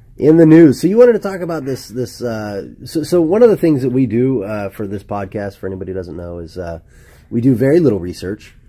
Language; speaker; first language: English; native; English